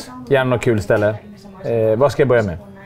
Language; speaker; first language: Swedish; native; Swedish